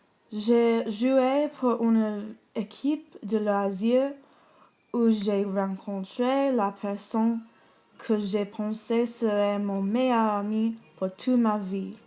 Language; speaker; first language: French; non-native, learner; English